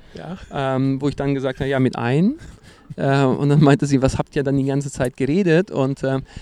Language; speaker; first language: German; non-native, fluent; Portuguese